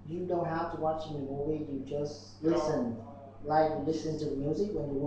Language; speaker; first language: English; non-native, learner; Vietnamese